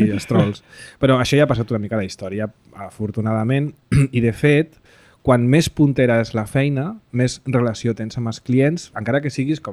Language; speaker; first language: Catalan; native; Catalan